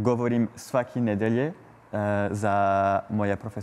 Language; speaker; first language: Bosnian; non-native, learner; French